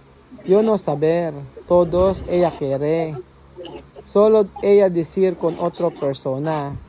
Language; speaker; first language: Spanish; non-native, learner; Filipino